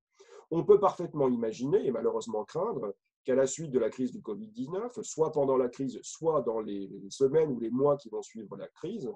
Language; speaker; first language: French; native; French